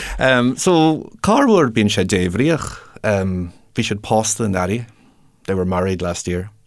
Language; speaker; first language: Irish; non-native, local second language; English